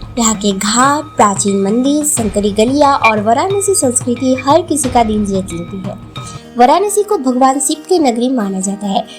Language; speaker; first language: Hindi; non-native, local second language; Bangla